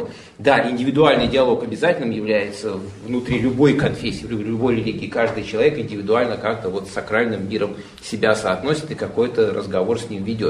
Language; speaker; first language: Russian; native; Russian